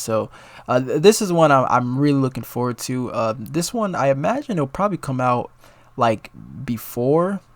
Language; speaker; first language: English; native; English